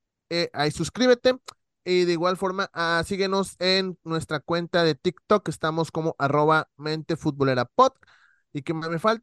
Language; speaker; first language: Spanish; native; Spanish